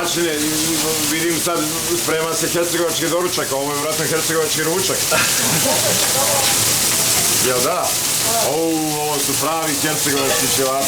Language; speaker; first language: Bosnian; native; Bosnian